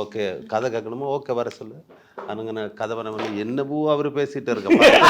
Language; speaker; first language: Tamil; non-native, learner; Malayalam